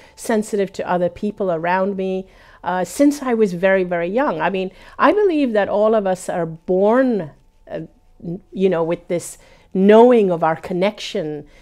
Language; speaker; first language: English; early bilingual, other home language; Hindi